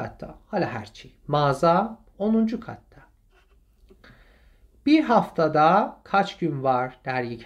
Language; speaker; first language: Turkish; non-native, fluent; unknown